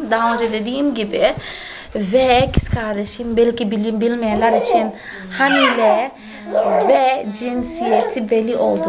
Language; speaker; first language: Turkish; non-native, fluent; Portuguese